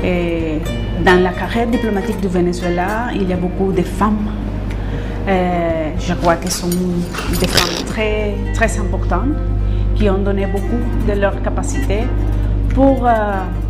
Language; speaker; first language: French; non-native, fluent; Spanish